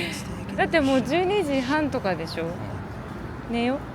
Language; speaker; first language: Japanese; native; Japanese